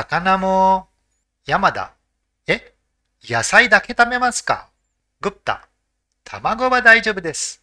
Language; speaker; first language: Japanese; non-native, fluent; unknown